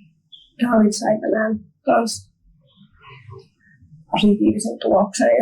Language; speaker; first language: Finnish; native; Finnish